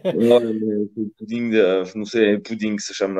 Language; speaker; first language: French; early bilingual, other home language; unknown